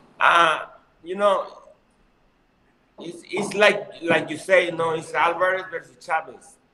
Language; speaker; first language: English; non-native, learner; Spanish